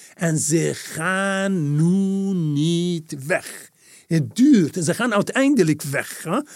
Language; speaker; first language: Dutch; non-native, fluent; Persian